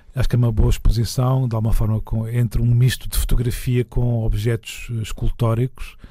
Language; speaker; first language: Portuguese; native; Portuguese